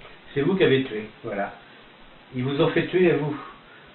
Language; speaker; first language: French; native; French